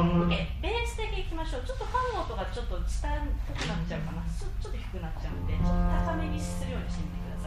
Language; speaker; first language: Japanese; native; Japanese